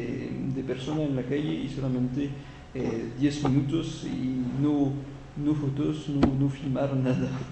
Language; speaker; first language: Spanish; non-native, fluent; French